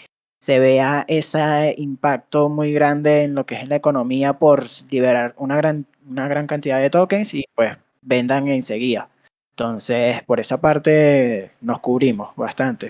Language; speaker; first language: Spanish; native; Spanish